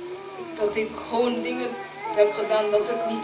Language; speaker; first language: Dutch; early bilingual, other home language; French